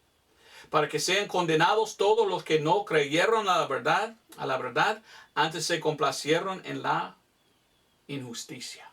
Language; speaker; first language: Spanish; non-native, fluent; English